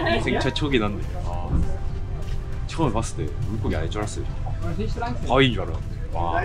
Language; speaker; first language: Korean; native; Korean